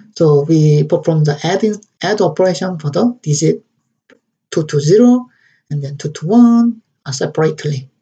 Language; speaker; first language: English; non-native, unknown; Korean